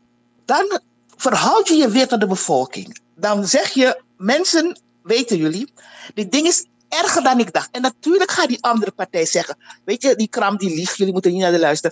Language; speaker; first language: Dutch; native; Dutch